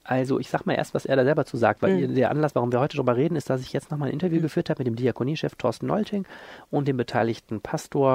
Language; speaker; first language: German; native; German